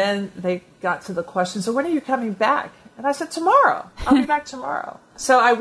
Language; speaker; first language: English; native; English